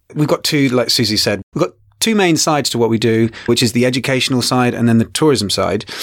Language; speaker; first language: English; native; English